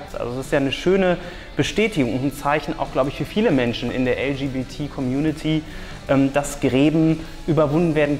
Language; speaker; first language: German; native; German